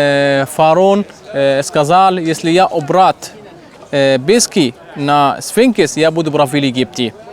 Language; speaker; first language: Russian; non-native, learner; Arabic